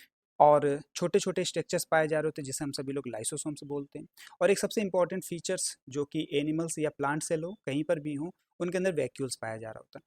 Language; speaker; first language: Hindi; native; Hindi